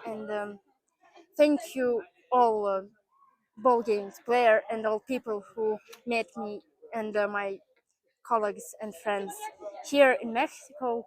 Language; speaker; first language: English; non-native, learner; Russian